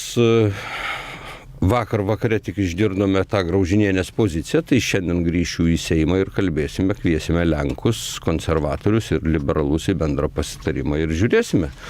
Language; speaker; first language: Lithuanian; native; Lithuanian